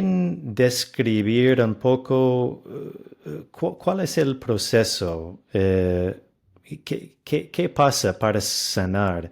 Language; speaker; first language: Spanish; non-native, fluent; English